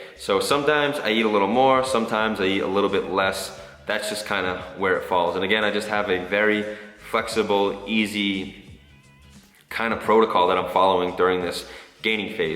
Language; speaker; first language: English; native; English